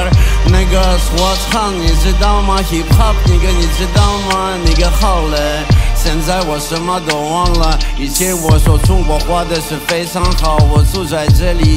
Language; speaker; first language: Chinese; non-native, learner; Russian